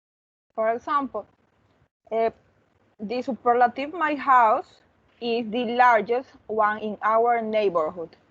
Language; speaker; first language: English; non-native, learner; Spanish